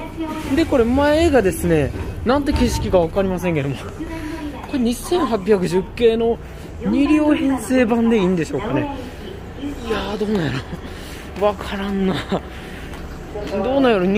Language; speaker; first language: Japanese; native; Japanese